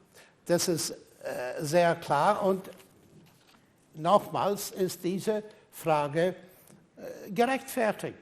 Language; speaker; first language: German; non-native, fluent; English